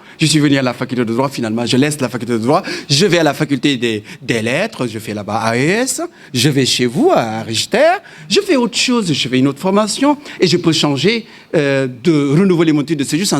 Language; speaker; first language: French; non-native, local second language; Wolof